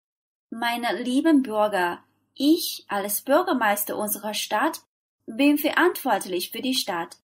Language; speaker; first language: German; non-native, fluent; Chinese